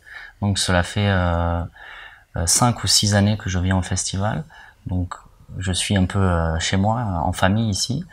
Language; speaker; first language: French; early bilingual, heritage; French